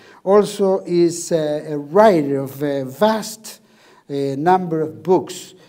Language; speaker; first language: English; non-native, learner; Spanish